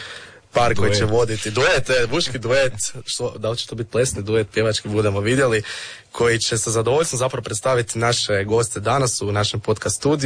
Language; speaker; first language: Serbian; native; Serbian